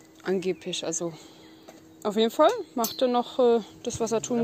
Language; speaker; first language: German; native; German